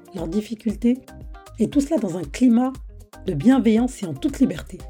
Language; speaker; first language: French; native; French